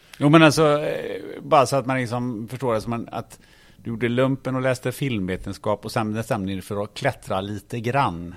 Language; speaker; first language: Swedish; native; Swedish